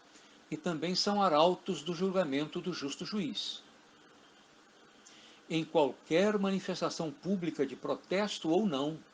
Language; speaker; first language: Portuguese; native; Portuguese